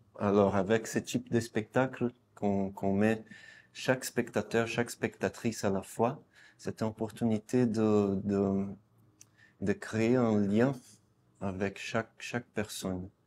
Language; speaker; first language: French; non-native, fluent; Portuguese